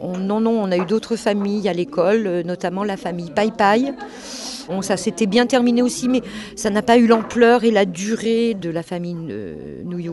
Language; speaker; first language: French; native; French